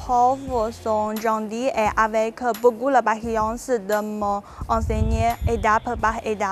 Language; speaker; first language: French; non-native, fluent; Chinese